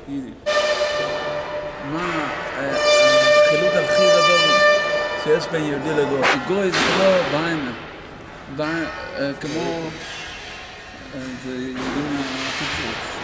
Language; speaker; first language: Hebrew; non-native, fluent; Yiddish